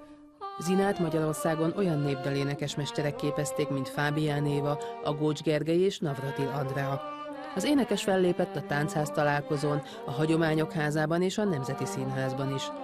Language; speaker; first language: Hungarian; native; Hungarian